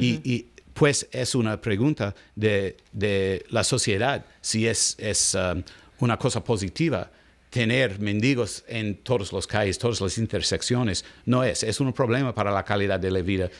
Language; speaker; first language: Spanish; non-native, learner; English